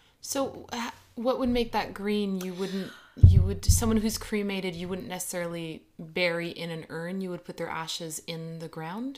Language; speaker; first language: English; native; English